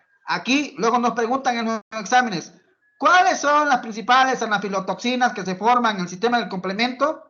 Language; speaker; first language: Spanish; native; Spanish